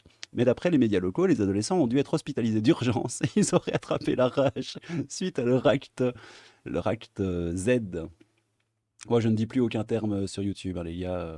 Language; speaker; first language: French; native; French